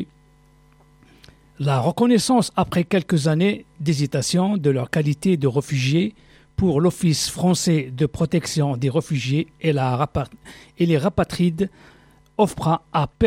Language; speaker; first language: French; non-native, local second language; Arabic